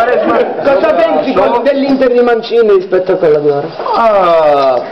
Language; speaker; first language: Italian; native; Italian